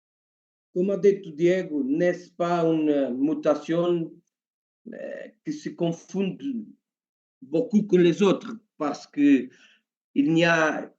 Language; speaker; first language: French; non-native, learner; Portuguese